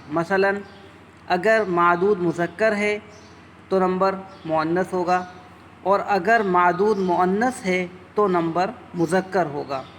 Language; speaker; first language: Urdu; native; Urdu